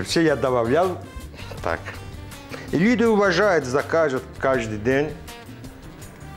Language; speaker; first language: Russian; non-native, learner; Azerbaijani